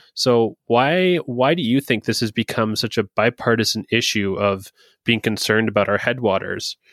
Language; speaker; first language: English; native; English